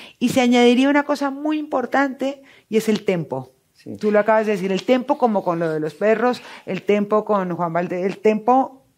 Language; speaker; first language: Spanish; native; Spanish